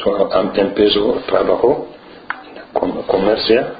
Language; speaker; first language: Spanish; non-native, learner; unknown